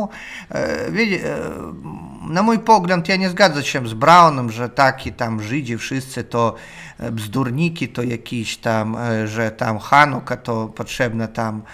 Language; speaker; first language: Polish; non-native, learner; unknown